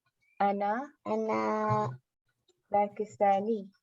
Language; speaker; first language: Arabic; non-native, learner; Urdu